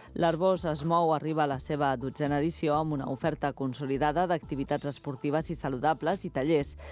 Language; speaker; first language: Catalan; native; Catalan